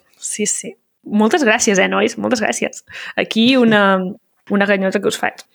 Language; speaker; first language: Catalan; native; Catalan